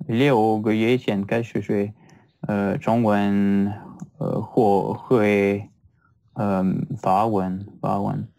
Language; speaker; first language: Chinese; non-native, learner; French